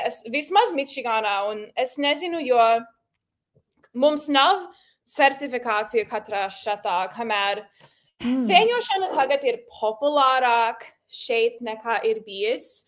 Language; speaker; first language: Latvian; early bilingual, heritage; Latvian